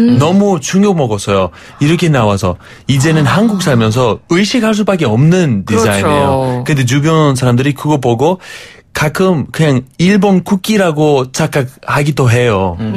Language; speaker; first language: Korean; non-native, fluent; Greek